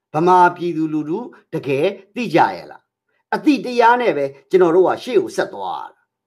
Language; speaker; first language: Burmese; native; Burmese